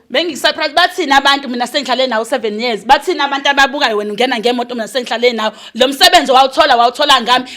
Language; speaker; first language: Zulu; native; Zulu